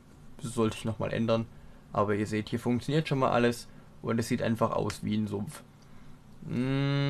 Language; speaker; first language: German; native; German